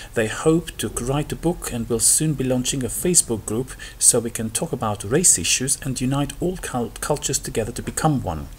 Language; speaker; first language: English; non-native, fluent; Albanian